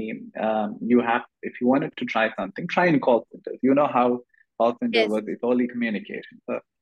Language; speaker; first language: English; non-native, local second language; Malayalam